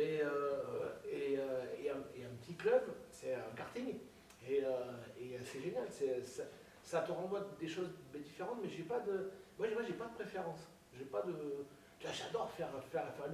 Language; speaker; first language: French; native; French